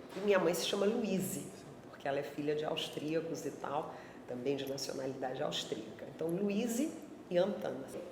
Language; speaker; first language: Portuguese; native; Portuguese